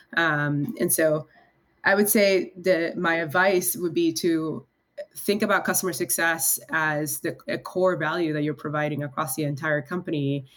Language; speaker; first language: English; early bilingual, other home language; Spanish